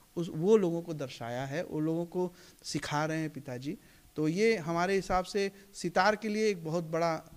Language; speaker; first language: Hindi; native; Hindi